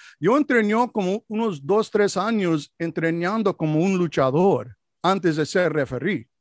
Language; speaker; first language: Spanish; non-native, learner; English